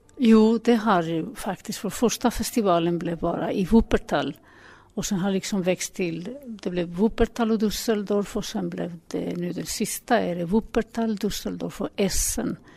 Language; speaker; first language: Swedish; non-native, fluent; Spanish